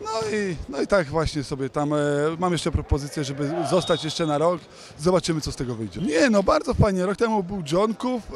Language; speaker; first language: Polish; native; Polish